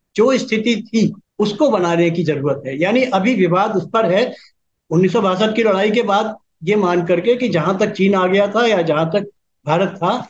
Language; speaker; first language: Hindi; native; Hindi